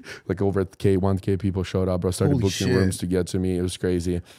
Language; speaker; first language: English; non-native, fluent; Ukrainian